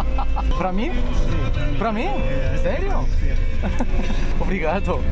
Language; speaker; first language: Portuguese; non-native, learner; Korean